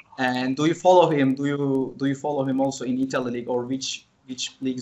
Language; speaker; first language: English; non-native, fluent; Turkish